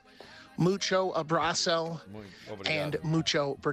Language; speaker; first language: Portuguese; non-native, learner; English